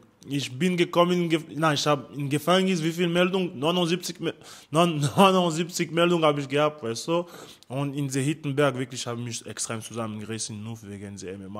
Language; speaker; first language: German; non-native, learner; French